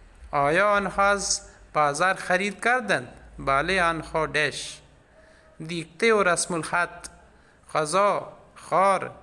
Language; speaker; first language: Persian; non-native, fluent; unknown